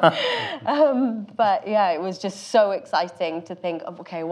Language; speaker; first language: English; native; English